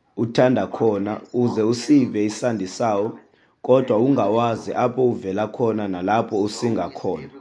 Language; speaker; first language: Xhosa; non-native, local second language; Zulu